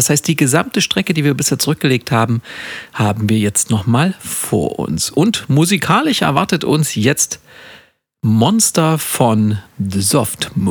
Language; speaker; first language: German; native; German